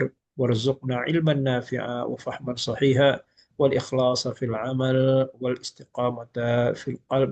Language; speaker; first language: Arabic; non-native, fluent; Malay